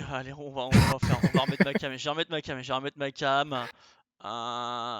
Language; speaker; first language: French; native; French